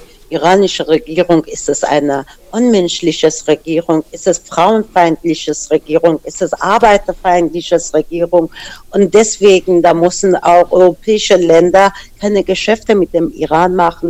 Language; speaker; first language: German; non-native, fluent; Persian